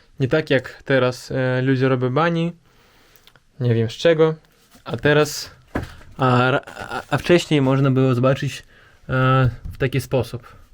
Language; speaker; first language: Polish; non-native, learner; Russian